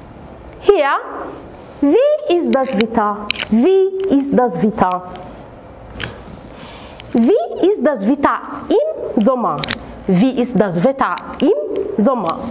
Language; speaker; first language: German; non-native, fluent; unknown